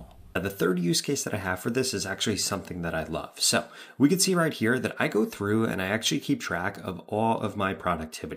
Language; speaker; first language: English; native; English